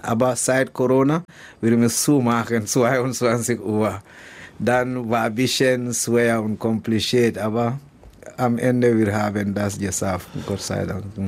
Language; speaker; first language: German; non-native, learner; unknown